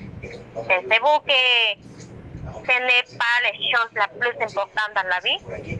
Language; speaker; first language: French; non-native, learner; Spanish